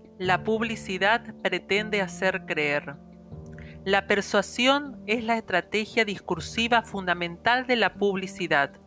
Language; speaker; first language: Spanish; native; Spanish